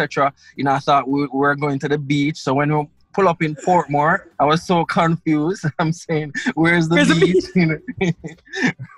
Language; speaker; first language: English; non-native, local second language; Krio